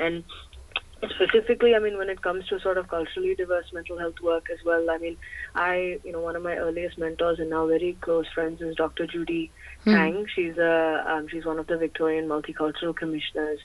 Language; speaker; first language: English; early bilingual, other home language; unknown